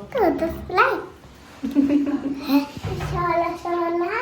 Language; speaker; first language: German; early bilingual, other home language; Telugu